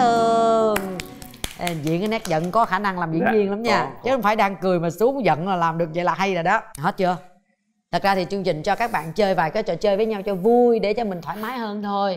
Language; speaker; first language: Vietnamese; native; Vietnamese